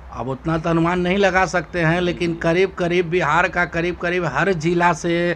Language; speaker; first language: Hindi; native; Hindi